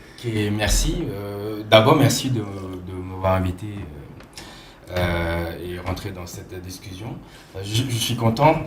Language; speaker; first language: French; non-native, fluent; Khmer